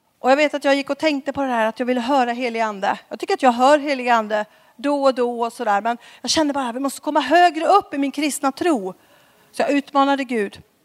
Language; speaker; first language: Swedish; native; Swedish